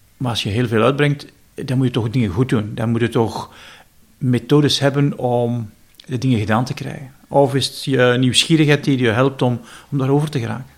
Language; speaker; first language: Dutch; native; Dutch